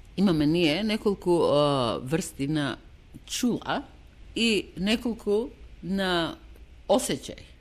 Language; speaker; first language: Macedonian; native; Macedonian